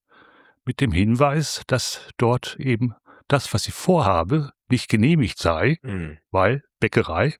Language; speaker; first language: German; native; German